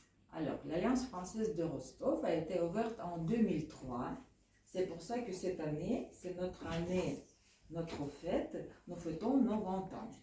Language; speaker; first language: French; non-native, fluent; Russian